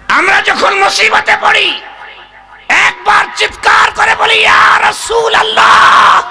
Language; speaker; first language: Bangla; non-native, local second language; Urdu